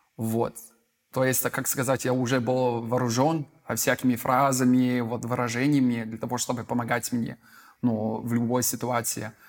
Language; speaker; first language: Russian; non-native, fluent; English